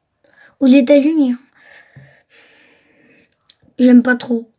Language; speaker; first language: French; early bilingual, other home language; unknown